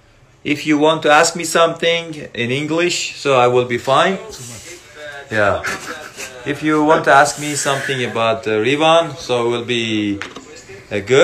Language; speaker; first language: English; non-native, learner; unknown